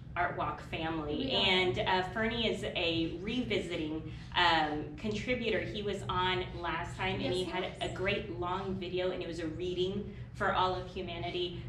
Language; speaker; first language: English; native; English